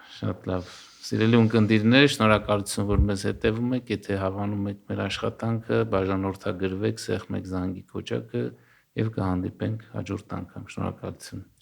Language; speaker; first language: Armenian; native; Armenian